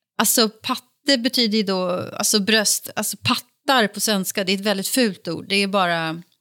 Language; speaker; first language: Swedish; native; Swedish